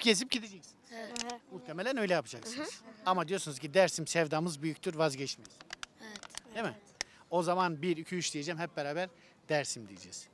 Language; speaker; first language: Turkish; native; Turkish